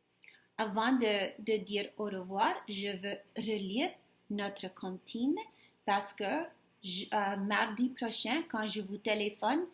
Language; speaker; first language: French; non-native, fluent; English